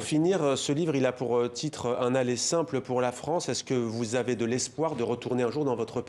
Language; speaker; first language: French; native; French